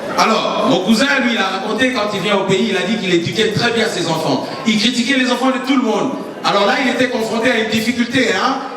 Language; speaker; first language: French; non-native, local second language; Lingala